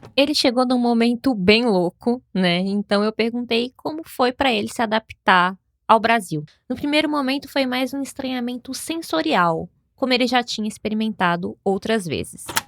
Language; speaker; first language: Portuguese; native; Portuguese